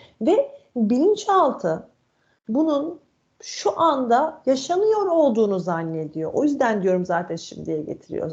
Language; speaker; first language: Turkish; native; Turkish